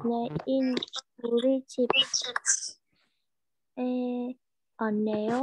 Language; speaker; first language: Korean; non-native, learner; Vietnamese